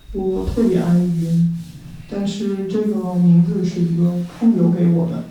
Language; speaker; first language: Chinese; non-native, fluent; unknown